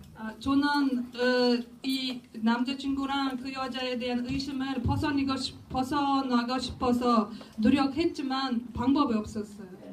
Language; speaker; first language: Korean; non-native, learner; Russian